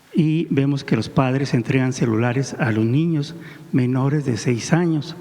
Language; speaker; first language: Spanish; native; Spanish